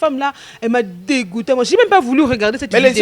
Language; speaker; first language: French; non-native, local second language; Lingala